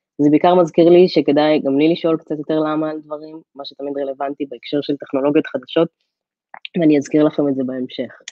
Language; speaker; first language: Hebrew; native; Hebrew